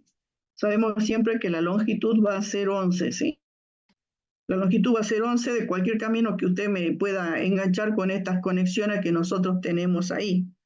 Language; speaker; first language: Spanish; native; Spanish